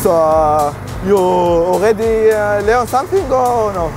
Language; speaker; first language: English; non-native, learner; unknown